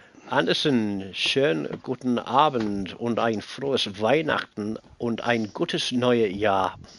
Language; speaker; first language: German; non-native, fluent; English